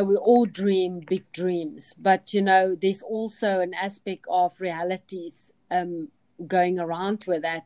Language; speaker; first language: English; non-native, local second language; Afrikaans